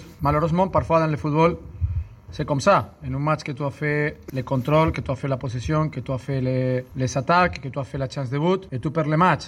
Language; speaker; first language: French; non-native, learner; Spanish